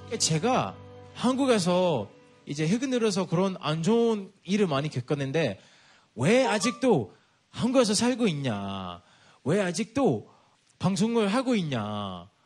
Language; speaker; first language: Korean; non-native, fluent; English